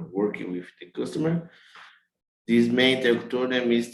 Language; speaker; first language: English; non-native, learner; Portuguese